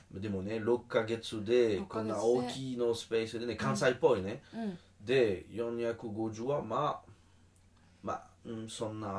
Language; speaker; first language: Japanese; non-native, learner; French